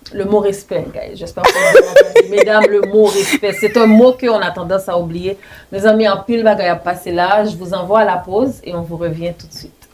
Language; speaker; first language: French; non-native, local second language; Haitian Creole